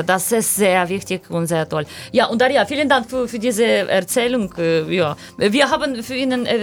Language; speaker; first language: German; non-native, learner; Ukrainian